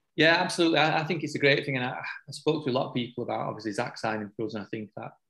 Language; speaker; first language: English; native; English